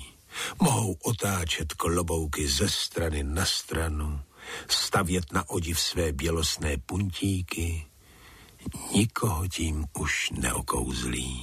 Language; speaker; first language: Czech; native; Czech